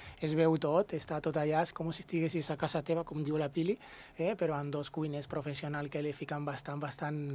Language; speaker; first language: Catalan; non-native, local second language; Spanish